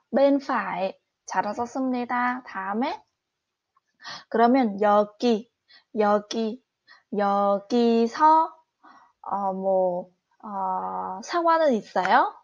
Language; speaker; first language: Korean; non-native, fluent; Vietnamese